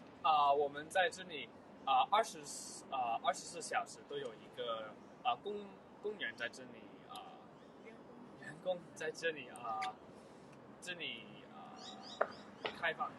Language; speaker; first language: Chinese; early bilingual, heritage; Chinese